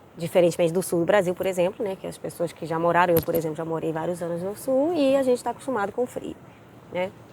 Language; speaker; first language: Portuguese; native; Portuguese